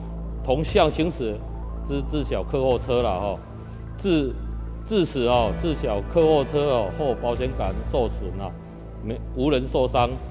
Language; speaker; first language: Chinese; native; Chinese